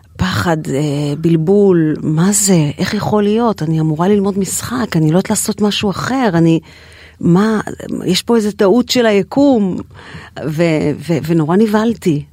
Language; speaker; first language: Hebrew; native; Hebrew